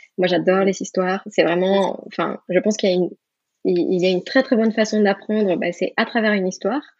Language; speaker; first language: French; non-native, fluent; Spanish